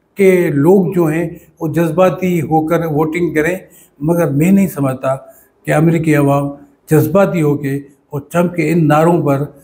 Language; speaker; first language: Urdu; non-native, local second language; Sindhi